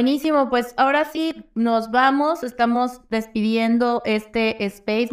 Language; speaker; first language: Spanish; native; Spanish